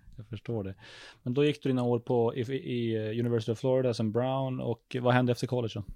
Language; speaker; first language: Swedish; native; Swedish